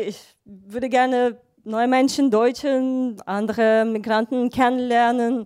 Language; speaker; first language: German; non-native, fluent; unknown